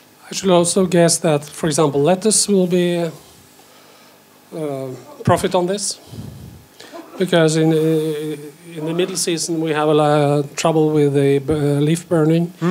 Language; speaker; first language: English; non-native, fluent; Norwegian